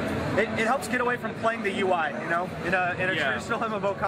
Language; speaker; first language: English; native; English